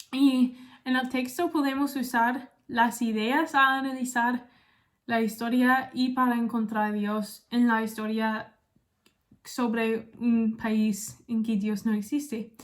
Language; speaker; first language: Spanish; non-native, learner; English